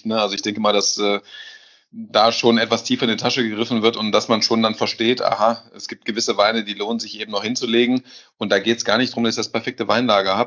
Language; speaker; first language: German; native; German